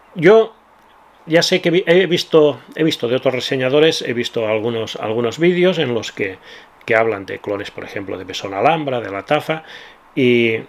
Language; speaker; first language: Spanish; non-native, local second language; Catalan